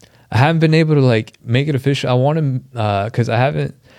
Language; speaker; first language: English; early bilingual, other home language; Spanish